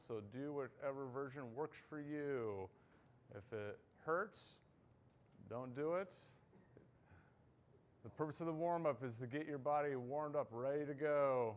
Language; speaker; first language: English; native; English